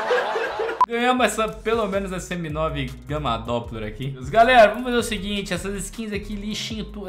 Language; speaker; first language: Portuguese; native; Portuguese